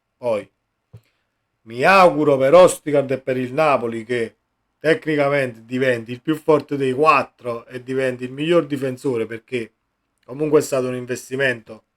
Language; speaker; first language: Italian; native; Italian